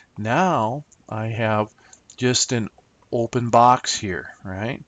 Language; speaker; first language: English; native; English